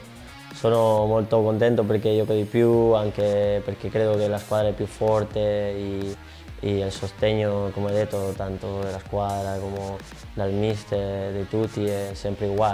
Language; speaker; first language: Italian; non-native, fluent; Spanish